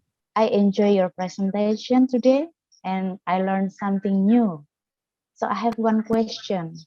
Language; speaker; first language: English; non-native, fluent; Indonesian